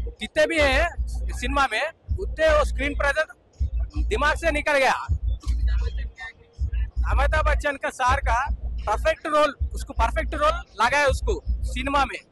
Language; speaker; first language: Hindi; non-native, local second language; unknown